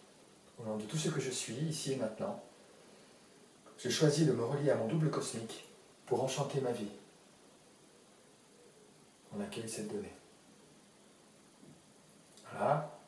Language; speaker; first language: French; native; French